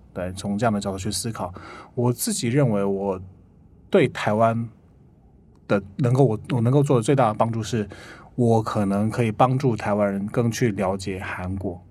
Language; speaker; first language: Chinese; non-native, fluent; Korean